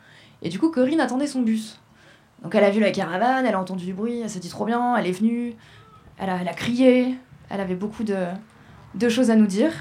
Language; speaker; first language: French; native; French